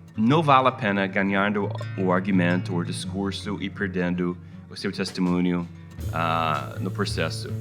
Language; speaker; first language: Portuguese; non-native, fluent; English